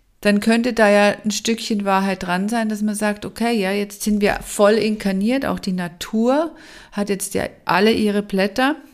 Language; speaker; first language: German; native; German